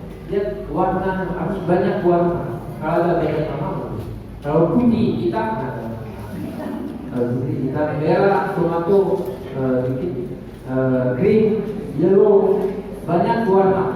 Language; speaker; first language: Indonesian; non-native, learner; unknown